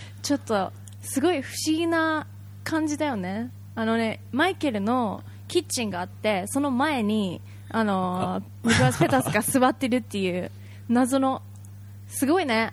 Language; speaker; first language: Japanese; native; Japanese